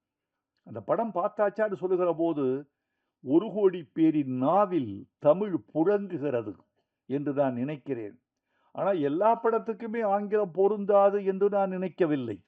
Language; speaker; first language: Tamil; native; Tamil